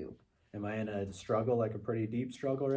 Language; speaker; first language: English; native; English